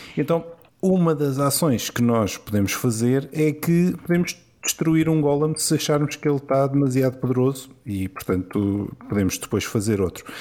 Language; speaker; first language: Portuguese; native; Portuguese